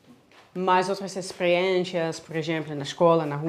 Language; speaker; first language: Portuguese; non-native, learner; Dutch